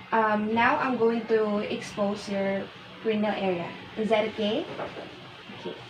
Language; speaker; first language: English; non-native, local second language; Filipino